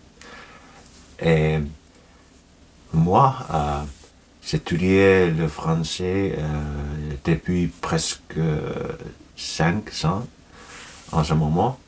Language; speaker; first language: French; non-native, learner; Finnish